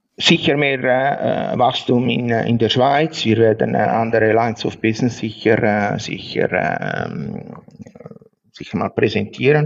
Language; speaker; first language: German; non-native, fluent; Italian